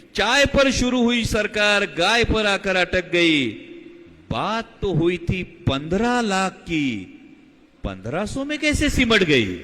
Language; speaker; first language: Hindi; non-native, local second language; Marathi